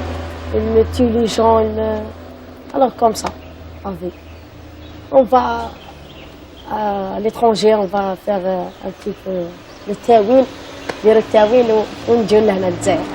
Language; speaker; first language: French; non-native, learner; Arabic